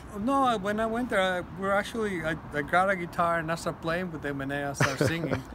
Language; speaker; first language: English; non-native, fluent; Spanish